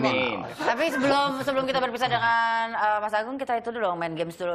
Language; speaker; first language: Indonesian; native; Indonesian